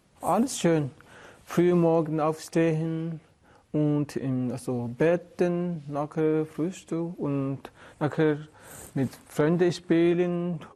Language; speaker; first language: German; non-native, learner; Tibetan